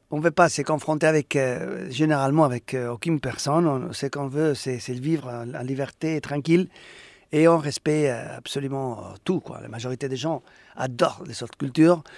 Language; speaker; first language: French; non-native, fluent; Spanish